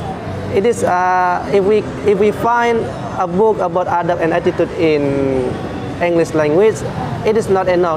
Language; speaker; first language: English; non-native, fluent; Indonesian